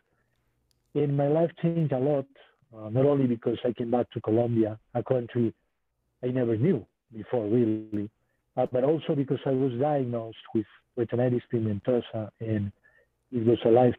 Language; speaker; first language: English; non-native, fluent; Spanish